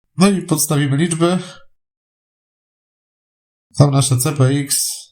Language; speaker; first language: Polish; native; Polish